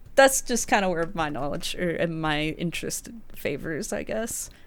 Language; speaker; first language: English; early bilingual, other home language; Spanish